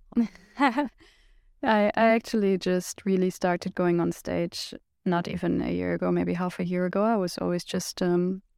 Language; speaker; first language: English; non-native, fluent; German